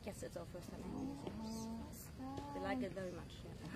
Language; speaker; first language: English; non-native, fluent; German